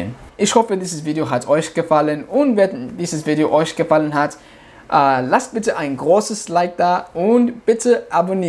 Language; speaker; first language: German; non-native, learner; English